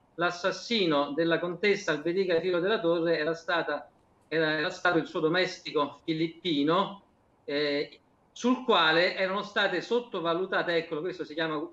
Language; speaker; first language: Italian; native; Italian